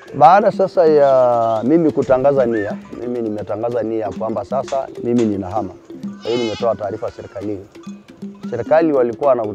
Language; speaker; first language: Swahili; non-native, local second language; Masai